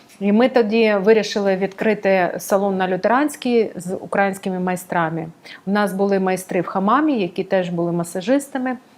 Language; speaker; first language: Ukrainian; non-native, local second language; Russian